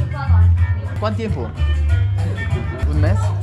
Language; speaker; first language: Spanish; non-native, learner; Korean